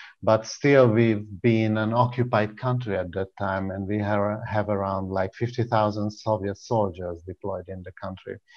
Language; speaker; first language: English; non-native, fluent; Hungarian